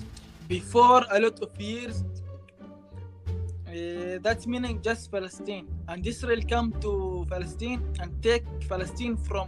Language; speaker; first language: English; non-native, learner; Arabic